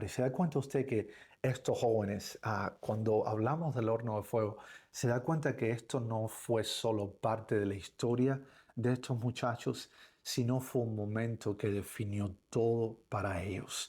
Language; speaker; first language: Spanish; native; Spanish